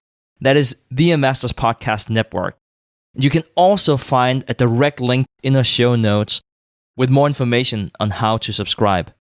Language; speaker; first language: English; non-native, fluent; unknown